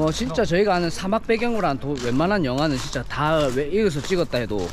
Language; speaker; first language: Korean; native; Korean